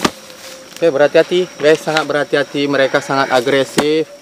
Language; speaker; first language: Indonesian; native; Indonesian